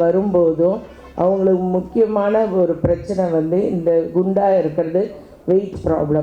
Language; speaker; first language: Tamil; native; Tamil